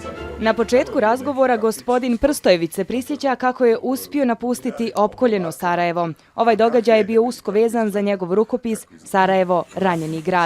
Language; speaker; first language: Bosnian; native; Bosnian